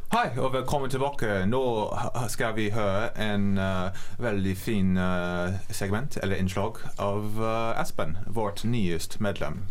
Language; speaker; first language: Norwegian; non-native, learner; English